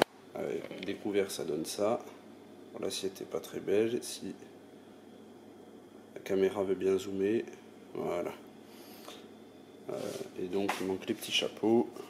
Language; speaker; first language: French; native; French